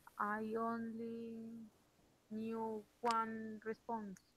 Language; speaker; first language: English; non-native, learner; Spanish